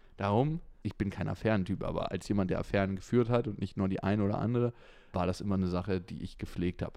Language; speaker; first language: German; native; German